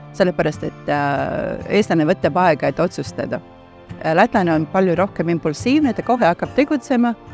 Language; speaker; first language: Estonian; non-native, learner; Latvian